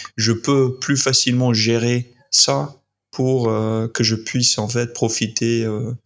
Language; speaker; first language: French; non-native, fluent; English